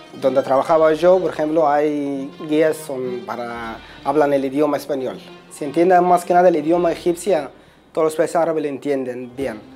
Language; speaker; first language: Spanish; non-native, fluent; Arabic